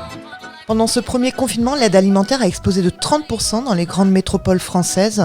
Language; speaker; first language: French; native; French